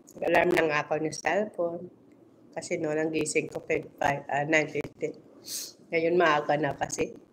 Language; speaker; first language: Filipino; non-native, local second language; Hiligaynon